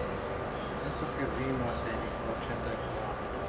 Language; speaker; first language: Spanish; non-native, fluent; English